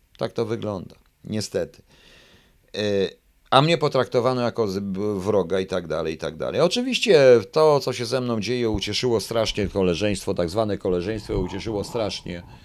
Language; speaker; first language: Polish; native; Polish